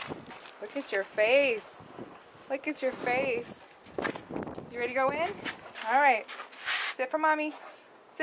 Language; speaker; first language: English; native; English